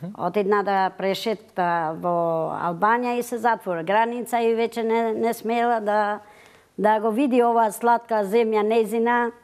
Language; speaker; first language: Macedonian; early bilingual, heritage; Macedonian